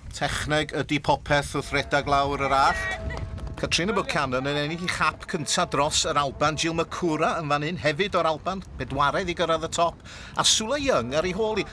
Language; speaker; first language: Welsh; native; Welsh